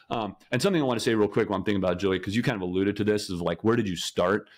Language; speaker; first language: English; native; English